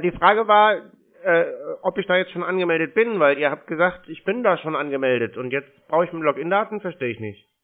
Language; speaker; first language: German; native; German